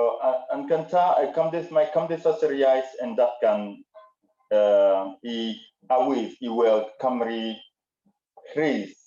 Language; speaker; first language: Welsh; non-native, learner; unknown